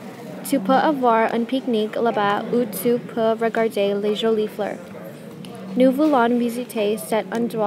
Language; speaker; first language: French; non-native, learner; English